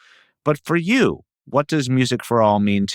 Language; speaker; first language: English; native; English